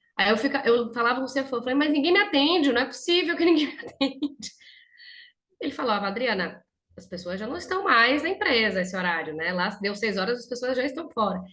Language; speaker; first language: Portuguese; native; Portuguese